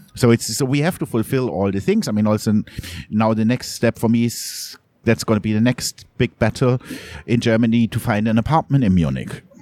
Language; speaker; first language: English; non-native, fluent; German